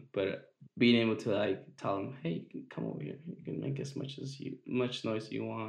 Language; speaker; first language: English; native; English